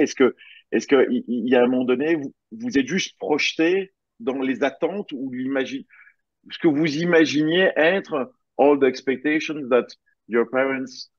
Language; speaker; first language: French; native; French